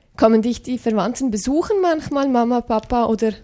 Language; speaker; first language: German; native; German